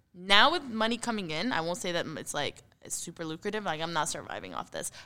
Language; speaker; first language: English; early bilingual, heritage; Arabic